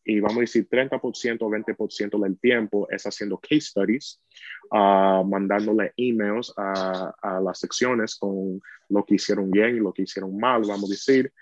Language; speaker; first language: Spanish; early bilingual, heritage; Spanish